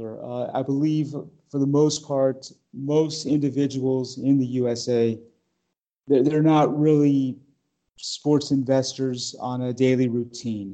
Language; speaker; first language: English; native; English